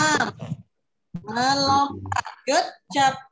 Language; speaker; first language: English; non-native, fluent; Indonesian